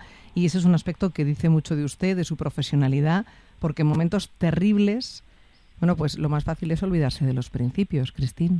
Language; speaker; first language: Spanish; native; Spanish